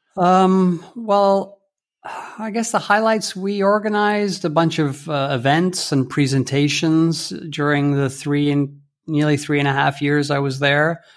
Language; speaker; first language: English; early bilingual, heritage; English